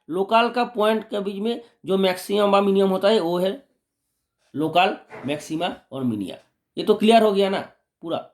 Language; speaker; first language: Hindi; non-native, local second language; Bangla